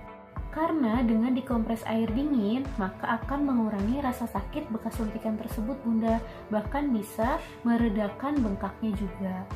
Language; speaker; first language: Indonesian; native; Indonesian